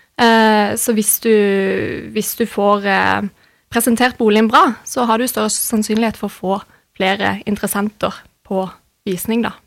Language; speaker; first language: Norwegian; native; Norwegian